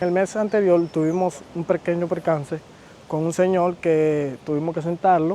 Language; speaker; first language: Spanish; native; Spanish